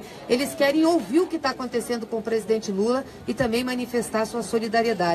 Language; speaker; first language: Portuguese; native; Portuguese